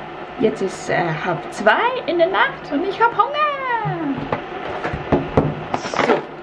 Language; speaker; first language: German; non-native, fluent; Cantonese